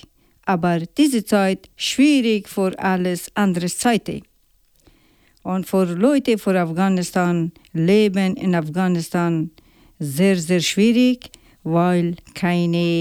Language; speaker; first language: German; non-native, learner; Persian